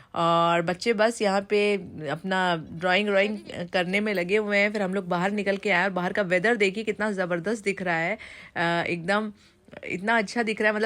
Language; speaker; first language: Hindi; native; Hindi